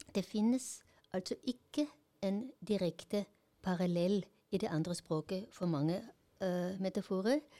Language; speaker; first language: Norwegian; non-native, fluent; German